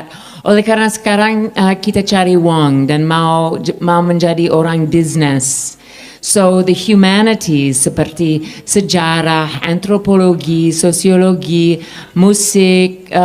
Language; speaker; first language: Indonesian; non-native, fluent; English